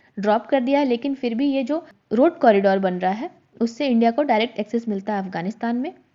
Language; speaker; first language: Hindi; native; Hindi